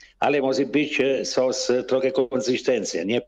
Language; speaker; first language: Polish; non-native, learner; Italian